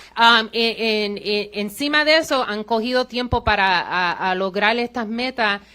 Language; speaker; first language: Spanish; early bilingual, heritage; Spanish